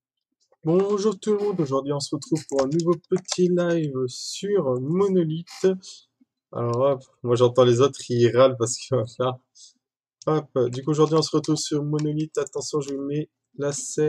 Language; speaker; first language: French; native; French